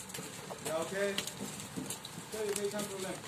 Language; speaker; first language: German; non-native, learner; Spanish